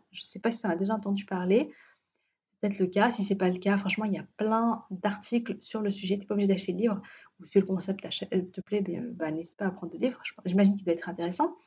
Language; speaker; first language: French; early bilingual, other home language; Arabic